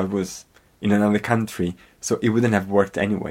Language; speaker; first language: English; non-native, fluent; Italian